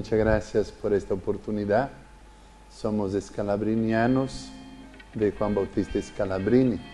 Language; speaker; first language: Spanish; non-native, fluent; Portuguese